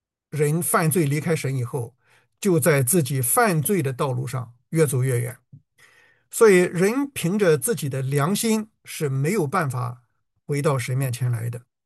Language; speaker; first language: Chinese; native; Chinese